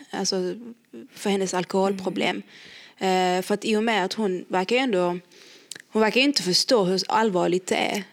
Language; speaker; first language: Swedish; early bilingual, other home language; Arabic